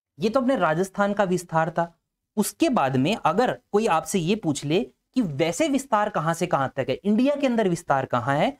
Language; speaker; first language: Hindi; native; Hindi